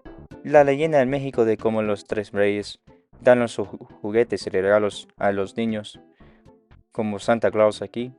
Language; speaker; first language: Spanish; non-native, learner; English